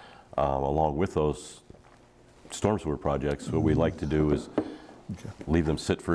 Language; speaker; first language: English; native; English